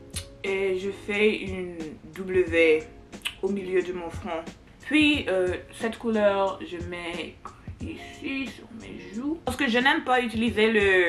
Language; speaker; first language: French; non-native, learner; English